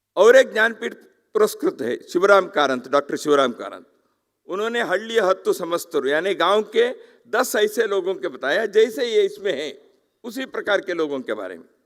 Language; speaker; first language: Hindi; non-native, local second language; Kannada